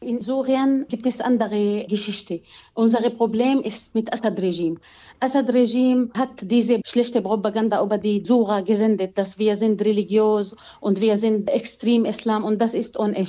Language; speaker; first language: German; non-native, learner; Arabic